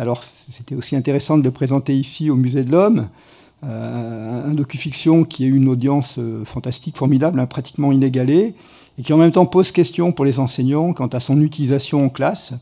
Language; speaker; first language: French; native; French